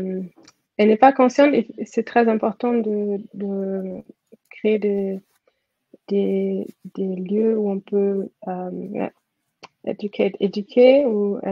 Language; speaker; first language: French; non-native, fluent; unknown